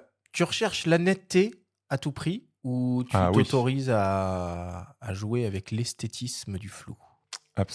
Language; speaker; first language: French; native; French